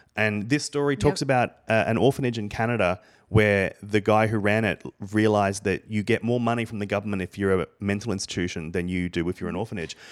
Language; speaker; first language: English; native; English